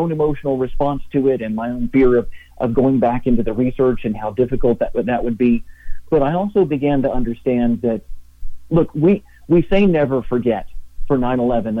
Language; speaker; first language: English; native; English